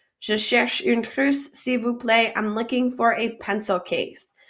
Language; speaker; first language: French; non-native, fluent; English